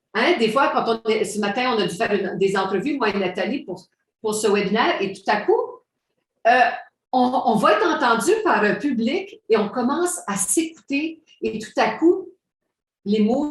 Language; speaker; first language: French; native; French